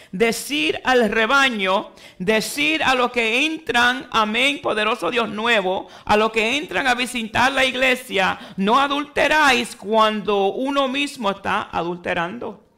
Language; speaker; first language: Spanish; early bilingual, heritage; Spanish